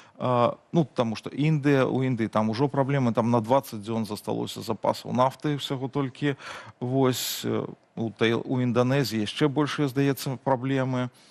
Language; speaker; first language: Belarusian; non-native, local second language; Russian